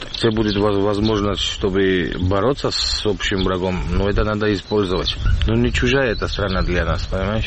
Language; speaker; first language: Ukrainian; non-native, learner; Georgian